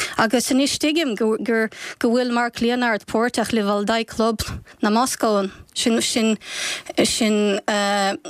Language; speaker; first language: Irish; non-native, fluent; Ukrainian